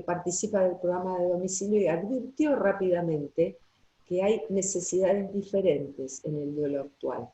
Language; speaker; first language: Spanish; native; Spanish